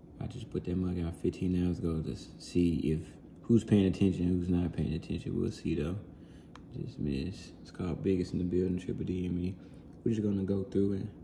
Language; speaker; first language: English; native; English